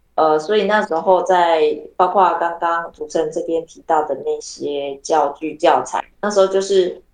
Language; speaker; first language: Chinese; native; Chinese